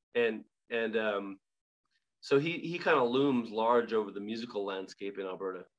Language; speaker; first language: English; native; English